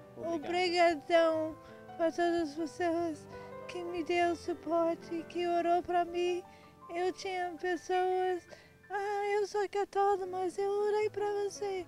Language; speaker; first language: Portuguese; non-native, learner; English